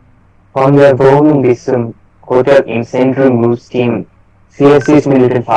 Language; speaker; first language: German; non-native, learner; Bangla